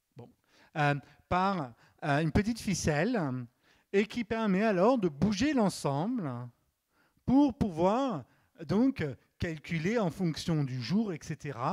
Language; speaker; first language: French; native; French